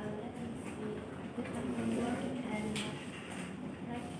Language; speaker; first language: English; non-native, learner; Vietnamese